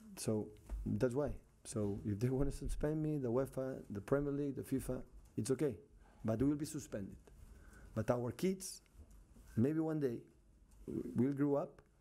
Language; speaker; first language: English; non-native, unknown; Catalan